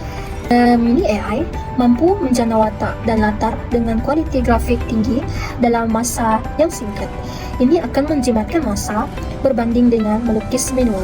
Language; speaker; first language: Malay; native; Malay